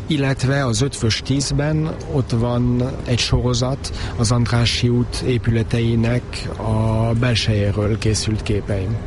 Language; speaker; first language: Hungarian; early bilingual, heritage; Hungarian